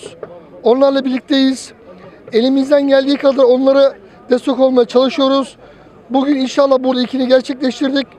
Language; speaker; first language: Turkish; native; Turkish